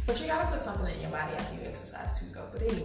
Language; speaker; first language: English; native; English